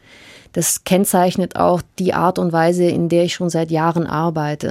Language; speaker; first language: German; early bilingual, heritage; German